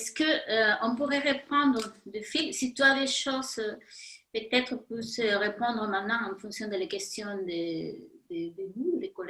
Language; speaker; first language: French; non-native, fluent; Spanish